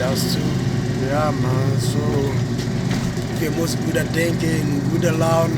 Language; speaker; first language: German; non-native, learner; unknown